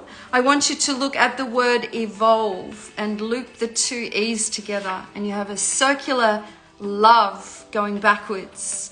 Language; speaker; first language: English; native; English